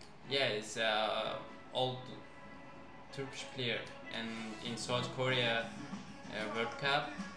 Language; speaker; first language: English; non-native, learner; Turkish